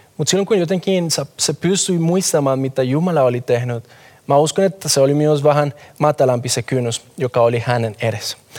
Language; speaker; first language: Finnish; non-native, fluent; Spanish